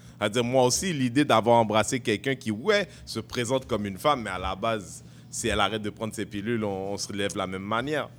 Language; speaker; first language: French; native; French